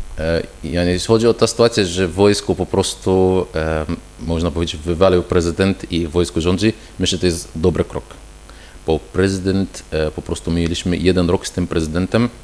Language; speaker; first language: Polish; non-native, fluent; Arabic